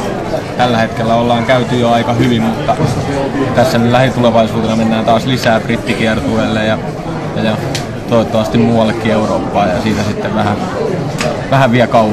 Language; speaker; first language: Finnish; native; Finnish